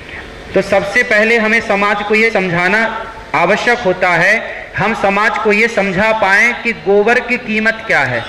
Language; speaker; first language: Hindi; native; Hindi